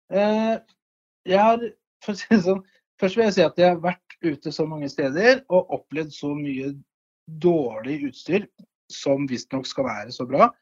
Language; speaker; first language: Norwegian; native; Norwegian